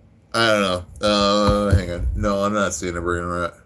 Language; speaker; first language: English; native; English